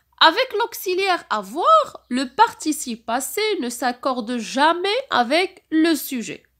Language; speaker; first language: French; non-native, local second language; Arabic